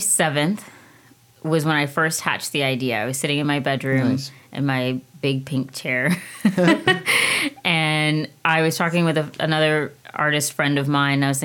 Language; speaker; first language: English; native; English